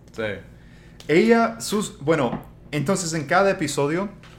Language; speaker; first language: Spanish; non-native, fluent; English